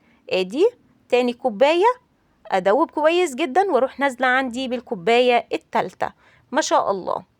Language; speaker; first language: Arabic; native; Arabic